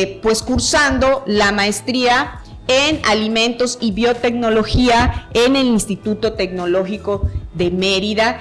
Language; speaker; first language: Spanish; native; Spanish